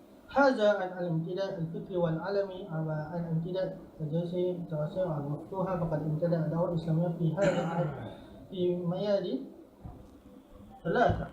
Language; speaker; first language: Arabic; non-native, learner; Malay